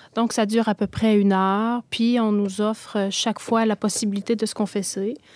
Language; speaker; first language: French; native; French